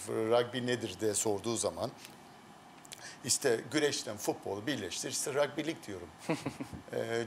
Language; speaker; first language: Turkish; early bilingual, heritage; Turkish